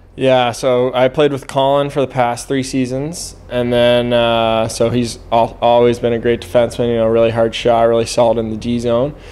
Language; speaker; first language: English; native; English